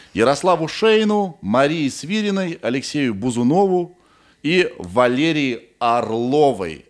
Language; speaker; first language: Russian; native; Russian